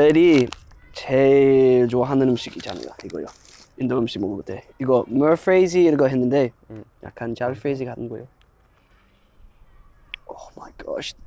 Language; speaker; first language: Korean; non-native, fluent; English